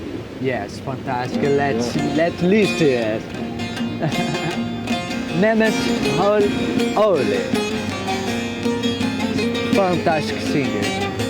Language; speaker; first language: English; non-native, learner; Portuguese